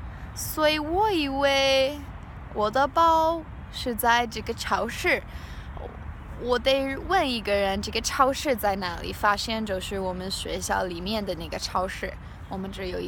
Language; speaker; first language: Chinese; non-native, learner; English